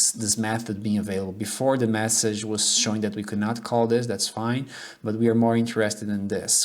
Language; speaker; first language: English; non-native, fluent; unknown